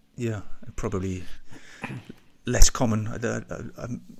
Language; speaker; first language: English; native; English